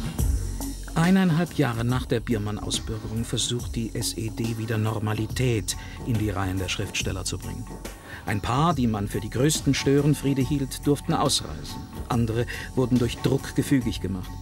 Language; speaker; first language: German; native; German